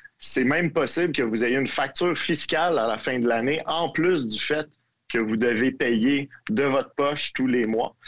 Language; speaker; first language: French; native; French